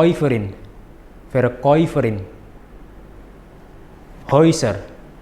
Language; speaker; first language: German; non-native, fluent; Indonesian